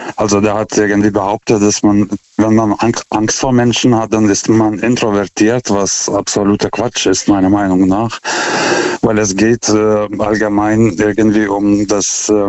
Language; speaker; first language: German; non-native, fluent; Russian